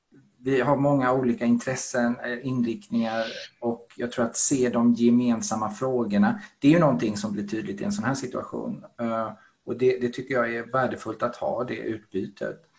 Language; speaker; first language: Swedish; native; Swedish